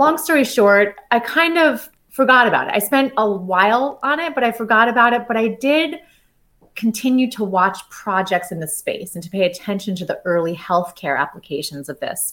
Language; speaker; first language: English; native; English